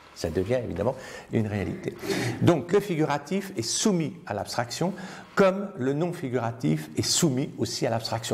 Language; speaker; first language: French; native; French